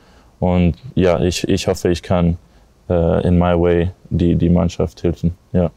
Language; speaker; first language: German; non-native, learner; English